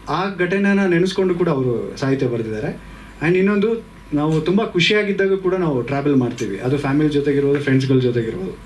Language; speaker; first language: Kannada; native; Kannada